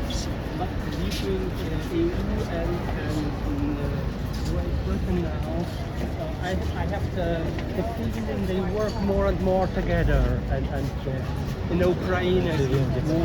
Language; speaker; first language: English; non-native, learner; German